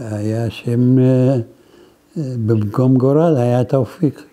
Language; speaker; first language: Hebrew; non-native, fluent; Arabic